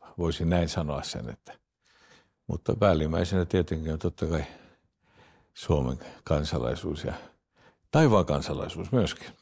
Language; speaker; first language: Finnish; early bilingual, heritage; Finnish